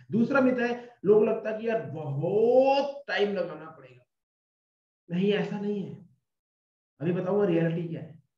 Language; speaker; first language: Hindi; native; Hindi